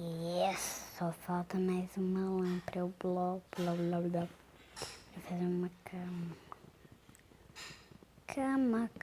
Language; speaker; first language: Portuguese; native; Portuguese